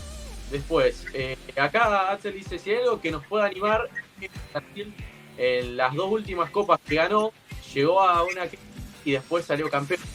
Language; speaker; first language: Spanish; native; Spanish